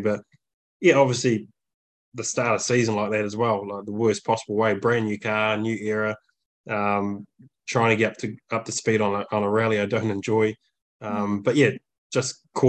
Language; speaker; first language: English; native; English